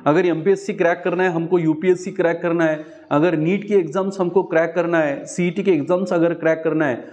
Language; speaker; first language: Hindi; non-native, local second language; Marathi